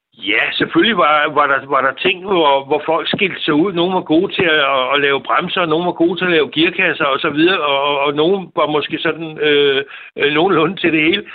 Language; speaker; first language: Danish; native; Danish